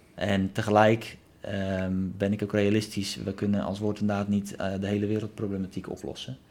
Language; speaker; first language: Dutch; native; Dutch